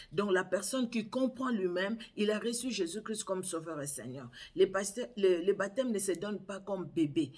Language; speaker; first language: French; non-native, local second language; Lingala